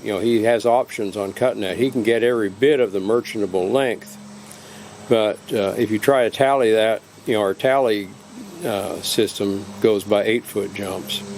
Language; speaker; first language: English; native; English